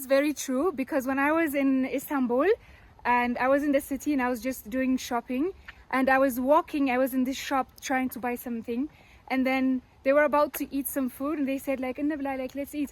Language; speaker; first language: English; non-native, local second language; Amharic